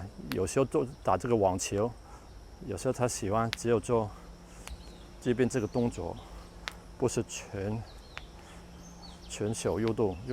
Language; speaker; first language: Chinese; non-native, local second language; Cantonese